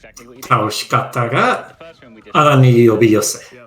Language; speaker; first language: Japanese; non-native, fluent; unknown